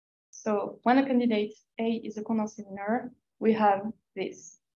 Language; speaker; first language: English; non-native, fluent; French